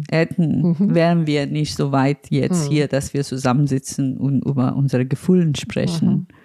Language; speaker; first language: German; non-native, fluent; Persian